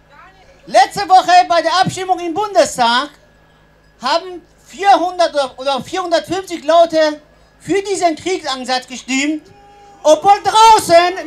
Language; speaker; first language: German; non-native, fluent; Persian